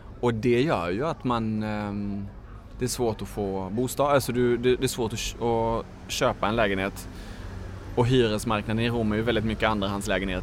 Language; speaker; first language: Swedish; native; Swedish